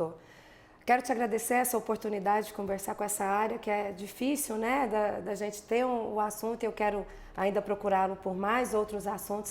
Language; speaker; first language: Portuguese; native; Portuguese